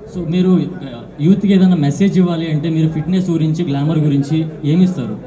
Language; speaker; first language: Telugu; native; Telugu